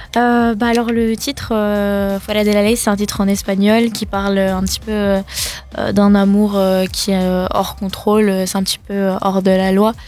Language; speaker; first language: French; native; French